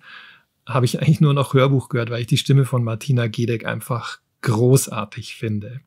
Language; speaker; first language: German; native; German